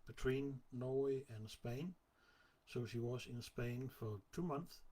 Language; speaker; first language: English; non-native, fluent; Danish